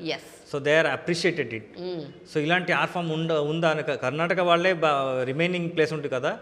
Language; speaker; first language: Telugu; non-native, learner; Kannada